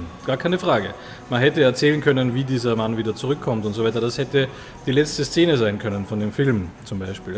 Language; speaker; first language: German; native; German